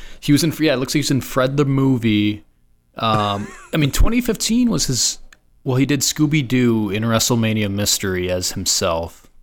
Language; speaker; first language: English; native; English